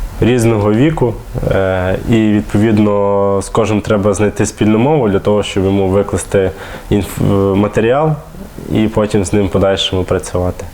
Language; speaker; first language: Ukrainian; native; Ukrainian